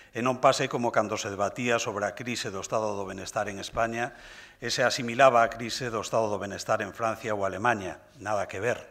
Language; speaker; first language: Galician; native; Galician